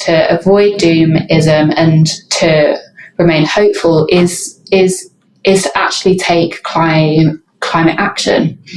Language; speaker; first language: English; native; English